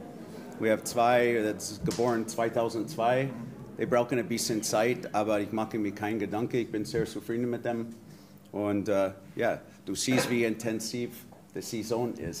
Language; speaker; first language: German; non-native, fluent; English